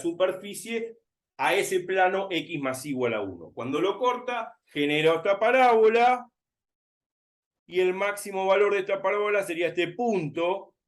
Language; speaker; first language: Spanish; native; Spanish